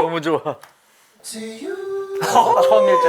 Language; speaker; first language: Korean; native; Korean